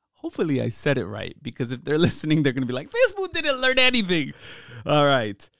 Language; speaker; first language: English; early bilingual, other home language; Spanish